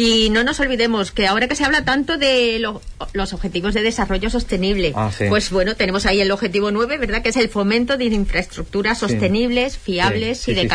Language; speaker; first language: Spanish; native; Spanish